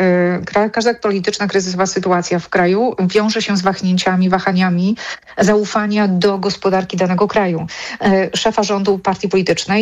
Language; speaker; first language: Polish; native; Polish